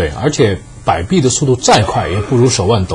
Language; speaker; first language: Chinese; native; Chinese